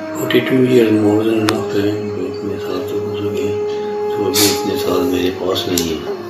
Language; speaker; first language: Urdu; non-native, local second language; Punjabi